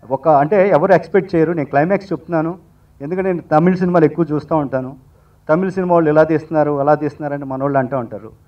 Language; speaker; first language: Telugu; native; Telugu